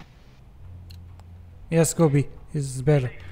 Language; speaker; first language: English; non-native, learner; Portuguese